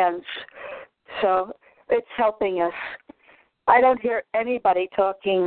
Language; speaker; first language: English; native; English